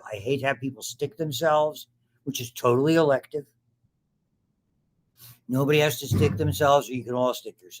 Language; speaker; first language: English; native; English